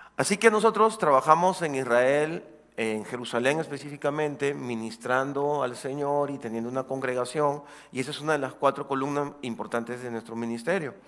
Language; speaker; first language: Spanish; native; Spanish